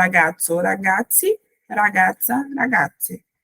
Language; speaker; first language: Italian; non-native, fluent; Portuguese